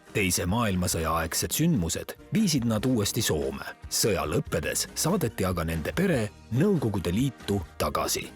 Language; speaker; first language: Estonian; native; Estonian